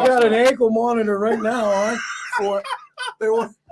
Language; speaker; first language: English; native; English